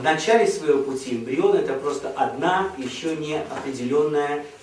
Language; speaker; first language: Russian; native; Russian